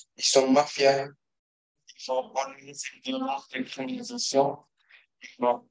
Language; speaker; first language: French; non-native, learner; Kurdish